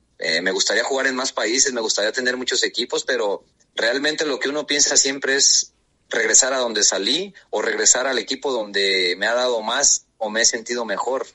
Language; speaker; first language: Spanish; native; Spanish